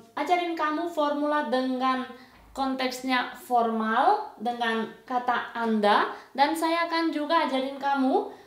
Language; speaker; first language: Indonesian; non-native, fluent; Spanish